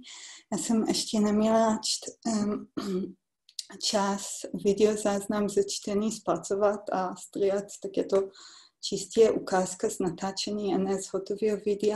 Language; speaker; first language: Czech; non-native, fluent; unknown